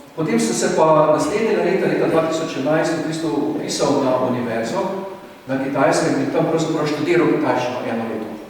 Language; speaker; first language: Slovenian; native; Slovenian